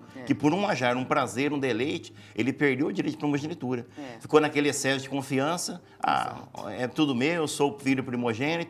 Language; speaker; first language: Portuguese; native; Portuguese